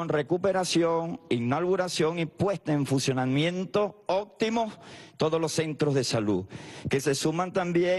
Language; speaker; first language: Spanish; native; Spanish